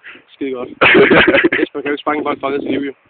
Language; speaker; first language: Danish; early bilingual, other home language; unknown